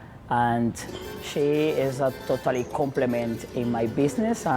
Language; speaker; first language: English; non-native, learner; Spanish